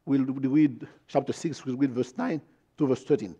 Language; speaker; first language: English; non-native, fluent; Haitian Creole